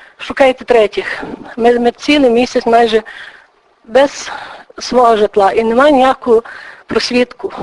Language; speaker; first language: Ukrainian; native; Ukrainian